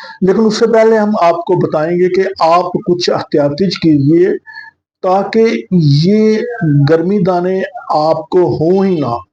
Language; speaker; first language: Urdu; non-native, local second language; Punjabi